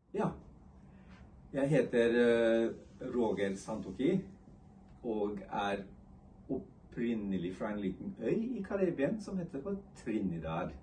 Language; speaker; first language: Norwegian; non-native, fluent; English